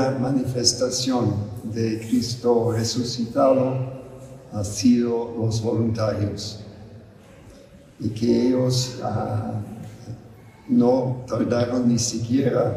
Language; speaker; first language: Spanish; non-native, fluent; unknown